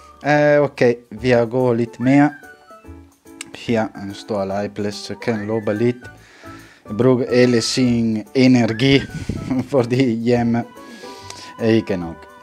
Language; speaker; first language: Danish; non-native, learner; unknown